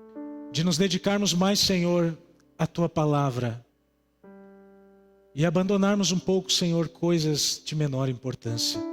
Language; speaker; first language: Portuguese; native; Portuguese